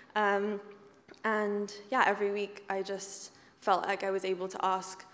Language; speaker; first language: English; native; English